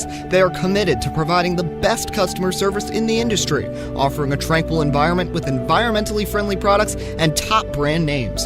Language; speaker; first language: English; native; English